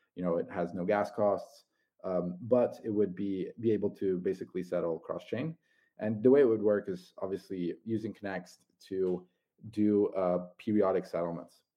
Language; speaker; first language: English; non-native, fluent; Italian